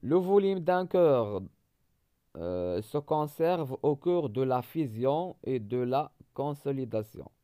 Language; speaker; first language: French; non-native, local second language; Arabic